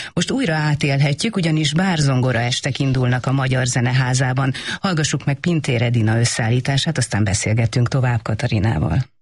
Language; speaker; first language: Hungarian; native; Hungarian